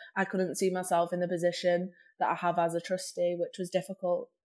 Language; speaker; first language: English; native; English